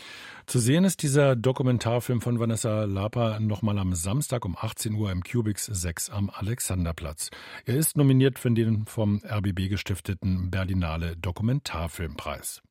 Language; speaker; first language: German; native; German